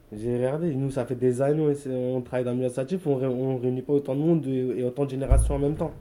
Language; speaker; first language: French; native; French